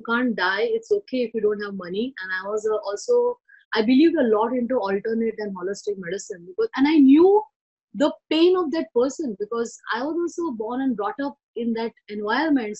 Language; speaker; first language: English; non-native, local second language; Marathi